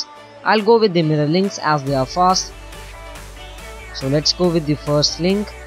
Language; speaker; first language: English; non-native, local second language; Hindi